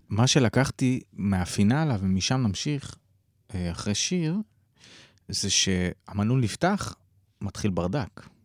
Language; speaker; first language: Hebrew; native; Hebrew